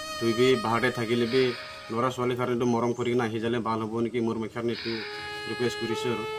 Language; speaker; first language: Assamese; non-native, local second language; Garo